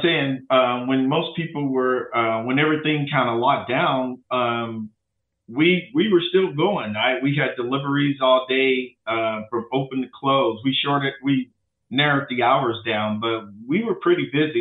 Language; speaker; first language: English; native; English